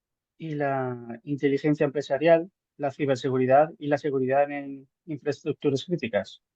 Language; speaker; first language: Spanish; native; Spanish